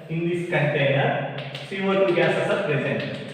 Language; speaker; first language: English; non-native, local second language; Telugu